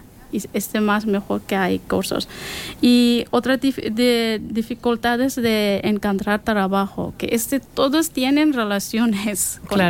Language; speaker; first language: Spanish; non-native, learner; Persian